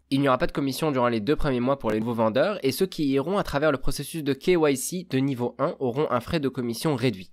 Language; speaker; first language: French; native; French